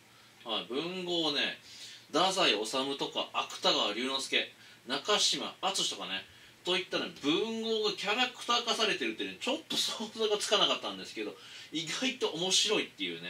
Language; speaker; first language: Japanese; native; Japanese